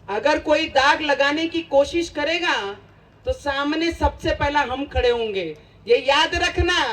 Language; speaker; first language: Hindi; non-native, local second language; Marathi